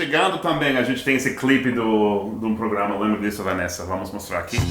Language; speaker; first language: Portuguese; non-native, fluent; English